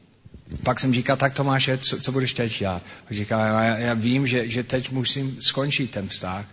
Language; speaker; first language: Czech; non-native, fluent; English